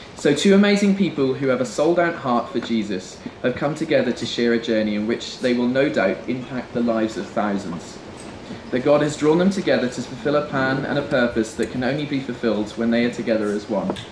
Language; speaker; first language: English; native; English